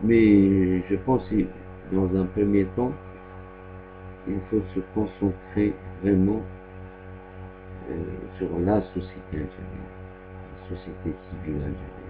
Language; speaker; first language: French; non-native, local second language; Arabic